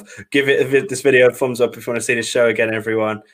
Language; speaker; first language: English; native; English